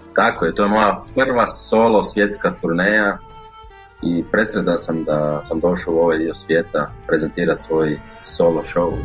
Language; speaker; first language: Croatian; native; Croatian